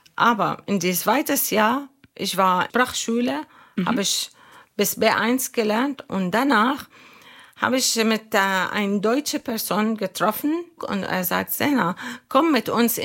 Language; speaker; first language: German; non-native, learner; Arabic